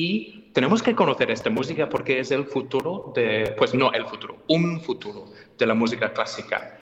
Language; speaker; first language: Spanish; non-native, fluent; English